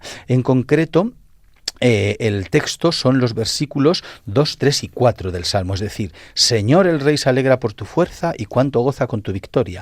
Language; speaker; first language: Spanish; native; Spanish